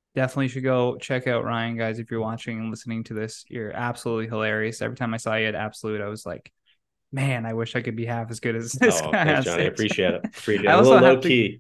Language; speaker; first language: English; native; English